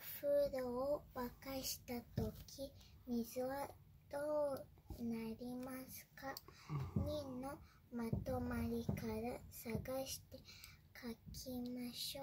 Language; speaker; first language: Japanese; non-native, learner; Portuguese